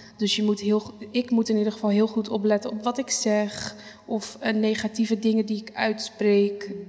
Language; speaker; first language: Dutch; non-native, local second language; Papiamento